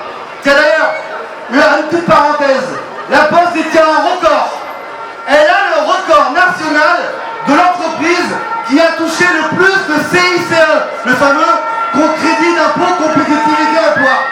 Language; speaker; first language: French; native; French